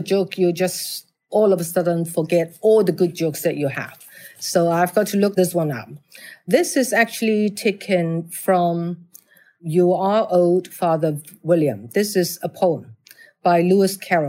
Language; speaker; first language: English; non-native, local second language; Cantonese